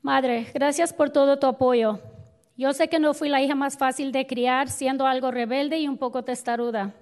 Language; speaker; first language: Spanish; early bilingual, other home language; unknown